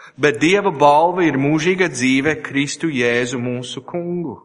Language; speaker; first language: Latvian; non-native, learner; English